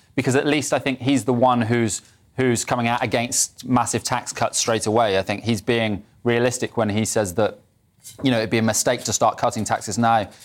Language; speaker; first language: English; native; English